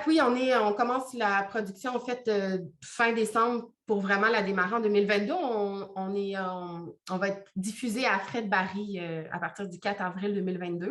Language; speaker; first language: French; native; French